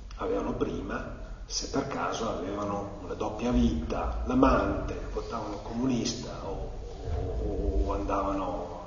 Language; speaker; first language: Italian; native; Italian